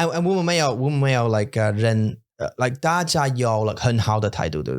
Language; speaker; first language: Chinese; non-native, learner; English